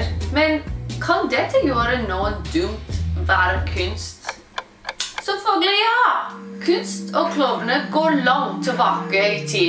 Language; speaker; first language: Norwegian; non-native, learner; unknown